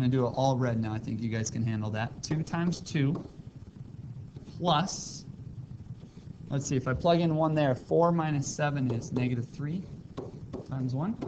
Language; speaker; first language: English; native; English